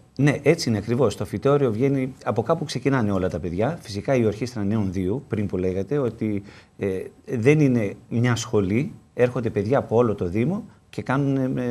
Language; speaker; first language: Greek; native; Greek